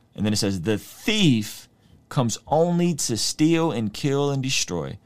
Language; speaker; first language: English; early bilingual, other home language; Russian